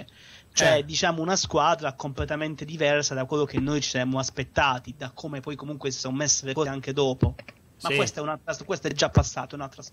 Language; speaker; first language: Italian; native; Italian